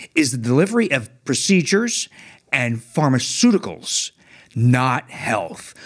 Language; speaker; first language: English; native; English